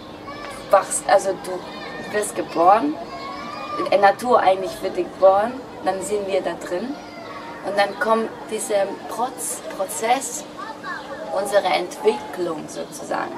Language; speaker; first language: German; non-native, fluent; Greek